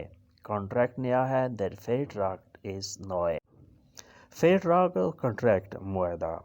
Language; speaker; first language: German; non-native, learner; Urdu